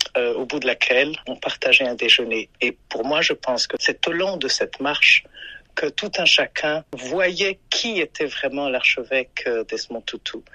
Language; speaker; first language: French; non-native, local second language; Rundi